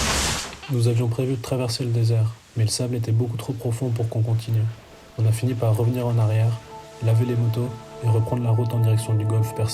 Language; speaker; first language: French; native; French